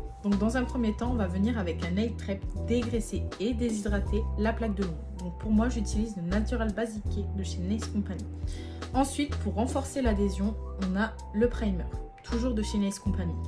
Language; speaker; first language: French; native; French